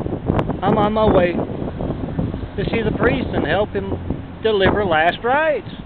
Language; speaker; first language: English; native; English